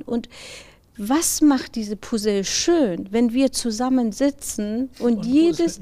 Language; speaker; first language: German; non-native, fluent; Persian